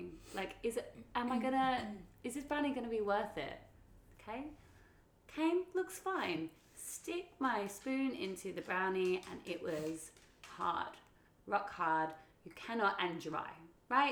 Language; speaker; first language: English; native; English